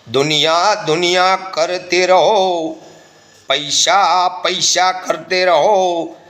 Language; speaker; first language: Hindi; non-native, local second language; Gujarati